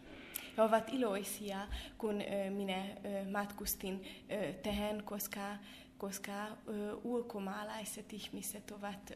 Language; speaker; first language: Finnish; non-native, fluent; Hungarian